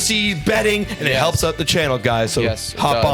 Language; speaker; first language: English; native; English